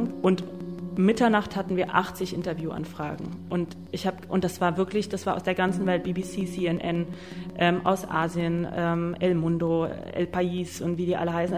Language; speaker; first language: German; native; German